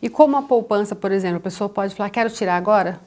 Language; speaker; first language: Portuguese; native; Portuguese